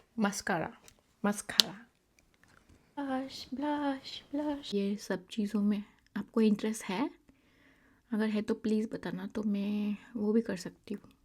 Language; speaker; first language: Hindi; non-native, local second language; Gujarati